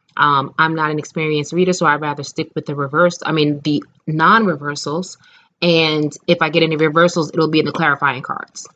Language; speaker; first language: English; native; English